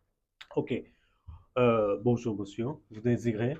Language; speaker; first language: French; non-native, fluent; Bangla